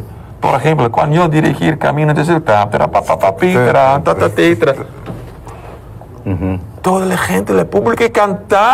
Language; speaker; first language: Spanish; non-native, learner; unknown